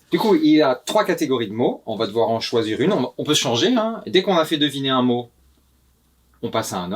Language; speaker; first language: French; native; French